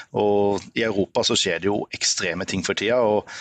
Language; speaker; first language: Norwegian; native; Norwegian